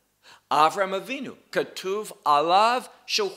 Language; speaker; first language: Hebrew; non-native, fluent; English